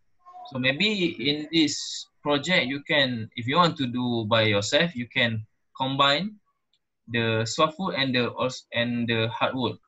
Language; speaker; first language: English; non-native, local second language; Malay